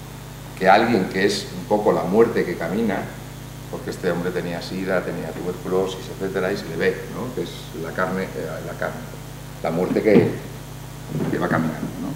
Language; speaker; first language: Spanish; native; Spanish